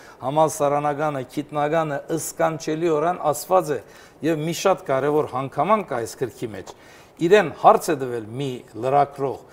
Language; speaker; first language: Armenian; early bilingual, heritage; Armenian